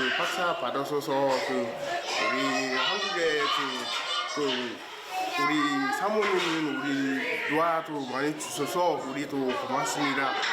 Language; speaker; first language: Korean; non-native, learner; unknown